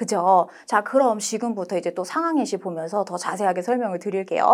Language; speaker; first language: Korean; native; Korean